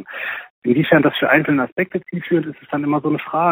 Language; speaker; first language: German; native; German